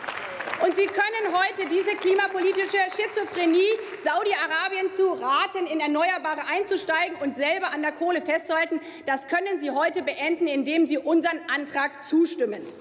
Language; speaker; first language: German; native; German